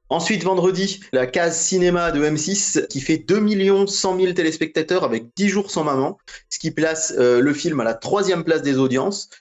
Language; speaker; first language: French; native; French